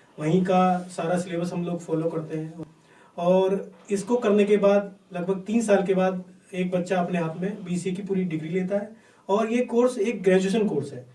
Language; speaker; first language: Hindi; native; Hindi